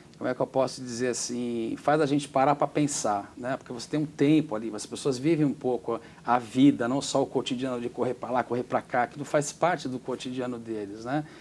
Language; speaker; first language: Portuguese; native; Portuguese